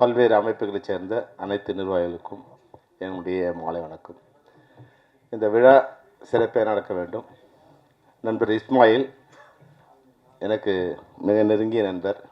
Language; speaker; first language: Tamil; native; Tamil